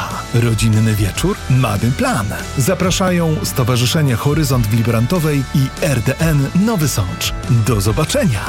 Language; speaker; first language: Polish; native; Polish